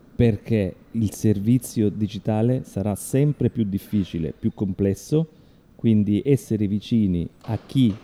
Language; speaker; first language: Italian; native; Italian